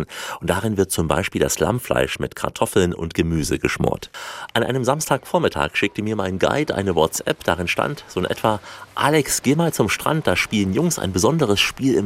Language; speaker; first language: German; native; German